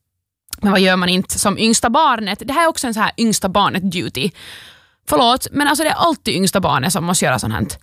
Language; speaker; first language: Swedish; native; Swedish